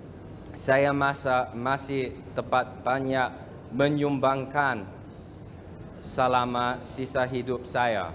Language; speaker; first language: Indonesian; non-native, learner; English